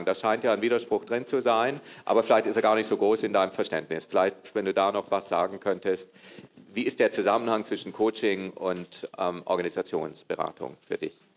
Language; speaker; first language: German; native; German